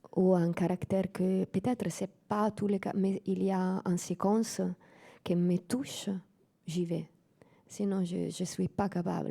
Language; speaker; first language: French; non-native, fluent; Italian